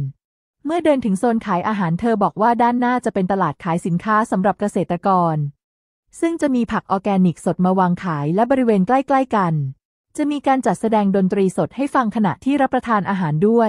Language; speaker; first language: Thai; native; Thai